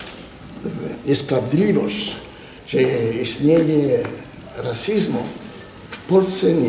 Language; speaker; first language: Polish; non-native, learner; Italian